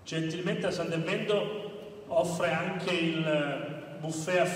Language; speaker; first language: Italian; native; Italian